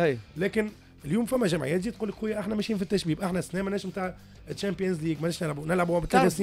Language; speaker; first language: Arabic; native; Arabic